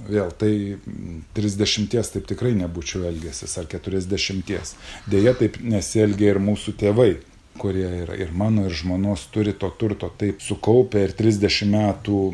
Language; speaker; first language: Lithuanian; native; Lithuanian